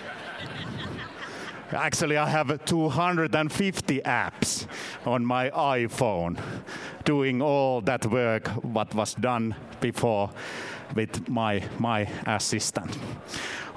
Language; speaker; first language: English; non-native, fluent; Finnish